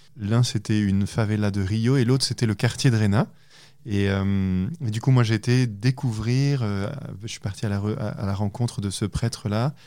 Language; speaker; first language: French; native; French